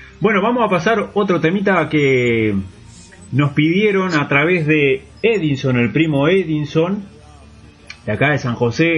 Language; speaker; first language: Spanish; native; Spanish